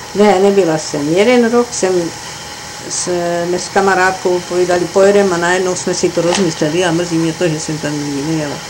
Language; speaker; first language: Czech; early bilingual, heritage; Czech